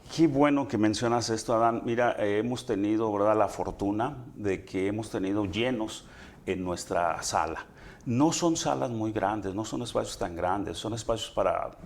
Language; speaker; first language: Spanish; native; Spanish